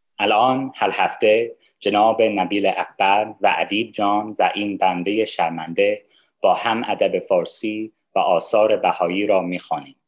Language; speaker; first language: Persian; non-native, fluent; English